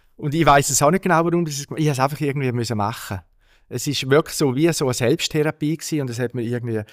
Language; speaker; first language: German; native; German